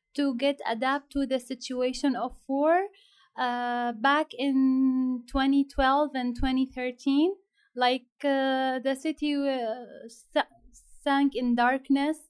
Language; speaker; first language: English; non-native, fluent; Arabic